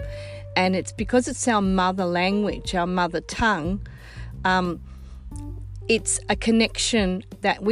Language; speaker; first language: English; non-native, local second language; Sicilian